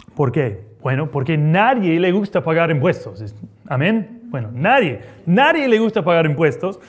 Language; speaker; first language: Spanish; non-native, fluent; English